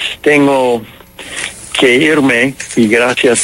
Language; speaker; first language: Spanish; non-native, fluent; English